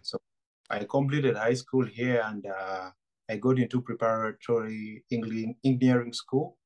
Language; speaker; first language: English; non-native, local second language; Ganda